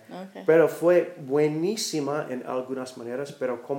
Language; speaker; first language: Spanish; non-native, fluent; English